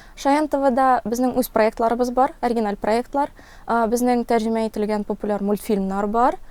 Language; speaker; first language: Tatar; non-native, local second language; Russian